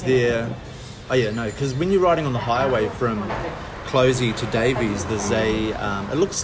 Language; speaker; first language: English; native; English